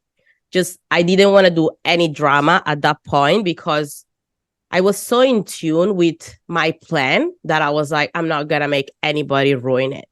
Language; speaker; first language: English; non-native, fluent; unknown